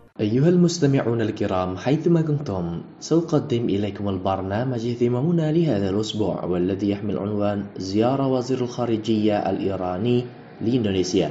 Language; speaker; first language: Arabic; non-native, fluent; Indonesian